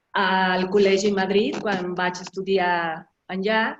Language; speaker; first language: Catalan; non-native, learner; Spanish